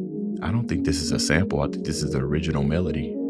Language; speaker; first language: English; native; English